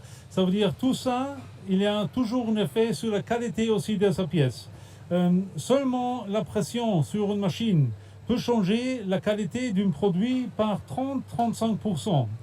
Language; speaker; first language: French; non-native, fluent; German